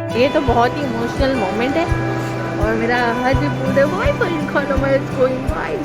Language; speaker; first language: Hindi; native; Hindi